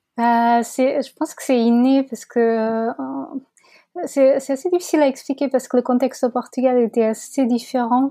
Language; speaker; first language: French; non-native, fluent; Portuguese